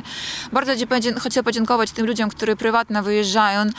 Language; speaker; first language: Polish; non-native, fluent; Ukrainian